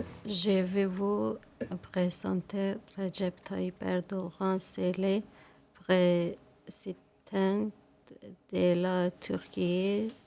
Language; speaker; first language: French; non-native, learner; Russian